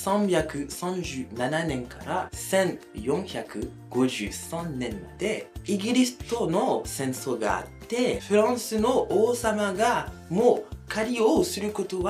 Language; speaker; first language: Japanese; non-native, fluent; French